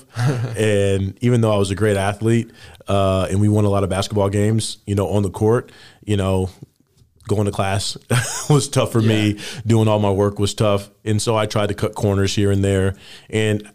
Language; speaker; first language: English; native; English